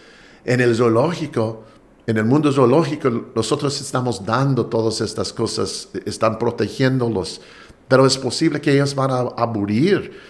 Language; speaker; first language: Spanish; non-native, fluent; English